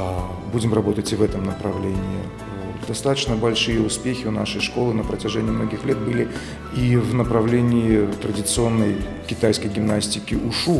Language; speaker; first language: Russian; native; Russian